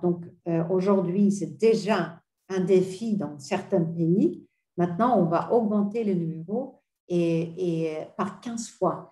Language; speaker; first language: French; non-native, fluent; Swedish